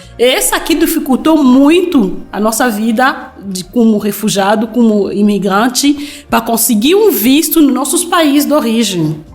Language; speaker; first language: Portuguese; non-native, fluent; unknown